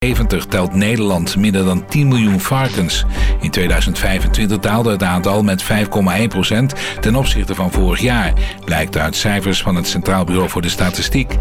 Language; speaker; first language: Dutch; native; Dutch